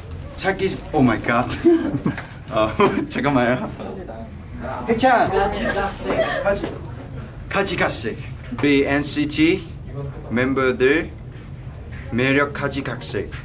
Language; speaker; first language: Korean; non-native, learner; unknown